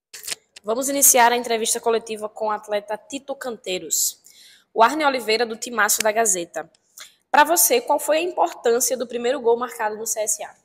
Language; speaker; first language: Portuguese; native; Portuguese